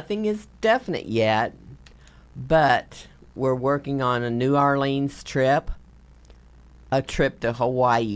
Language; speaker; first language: English; native; English